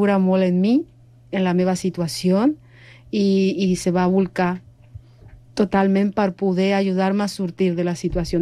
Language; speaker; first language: Catalan; non-native, fluent; Spanish